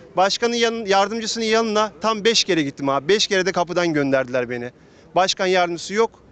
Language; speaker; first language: Turkish; native; Turkish